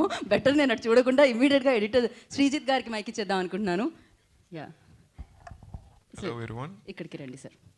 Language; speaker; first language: Telugu; native; Telugu